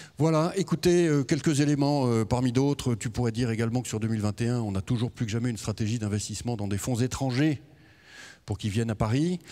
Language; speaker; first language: French; native; French